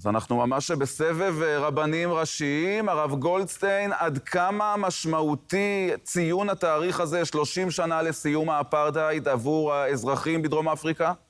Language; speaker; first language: Hebrew; native; Hebrew